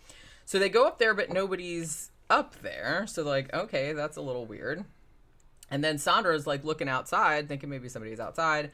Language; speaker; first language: English; native; English